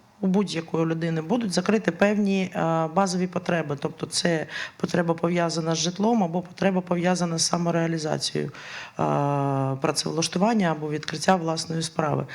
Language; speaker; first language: Ukrainian; native; Ukrainian